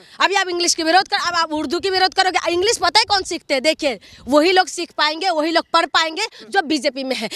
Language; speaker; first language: Hindi; non-native, local second language; Assamese